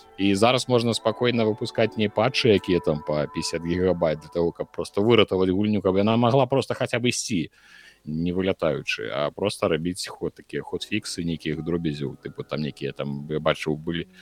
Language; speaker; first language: Belarusian; non-native, local second language; Russian